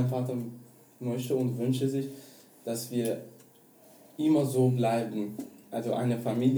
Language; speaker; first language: German; non-native, learner; Persian